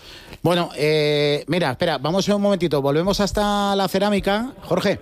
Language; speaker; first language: Spanish; native; Spanish